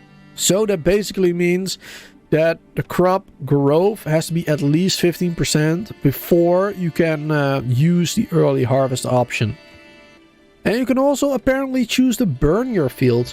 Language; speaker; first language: English; native; English